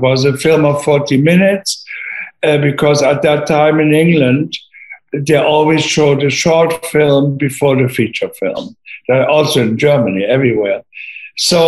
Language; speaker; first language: English; non-native, fluent; German